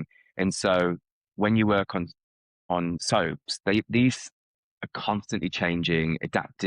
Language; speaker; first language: English; native; English